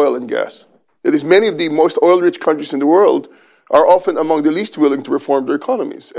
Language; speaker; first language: English; non-native, local second language; Filipino